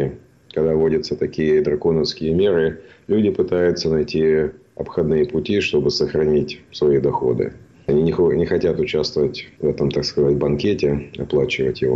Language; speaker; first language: Russian; native; Russian